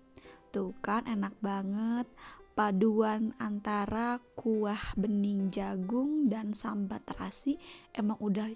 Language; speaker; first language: Indonesian; native; Indonesian